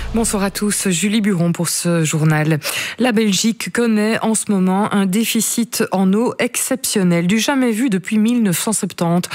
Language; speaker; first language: French; native; French